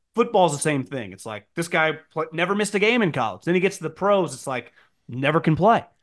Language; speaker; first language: English; native; English